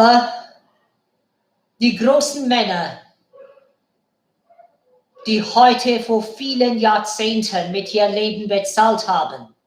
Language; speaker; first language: German; non-native, fluent; Bangla